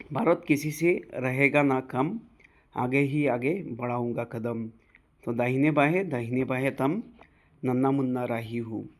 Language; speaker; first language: Hindi; non-native, local second language; Bangla